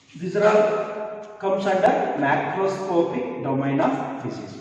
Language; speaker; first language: English; non-native, local second language; Kannada